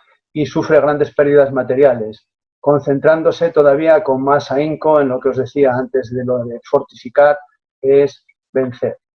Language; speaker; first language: Spanish; native; Spanish